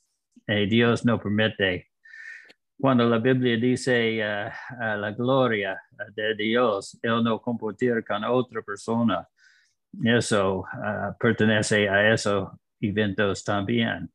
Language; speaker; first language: Spanish; non-native, learner; English